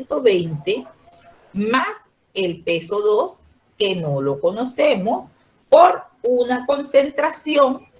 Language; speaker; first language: Spanish; native; Spanish